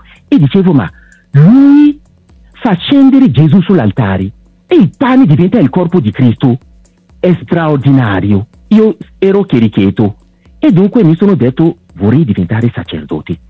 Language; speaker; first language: Italian; non-native, local second language; French